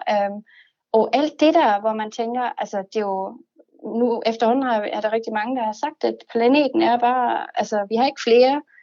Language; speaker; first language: Danish; non-native, fluent; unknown